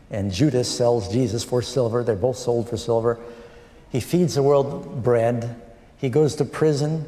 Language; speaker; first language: English; native; English